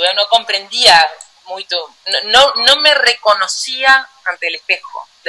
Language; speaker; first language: Portuguese; non-native, learner; Spanish